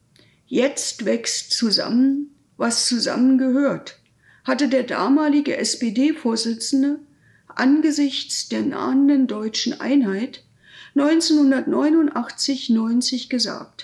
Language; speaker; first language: German; native; German